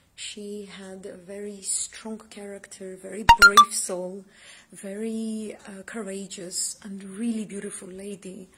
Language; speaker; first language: English; non-native, fluent; Armenian